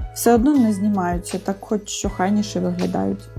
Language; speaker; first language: Ukrainian; non-native, local second language; Russian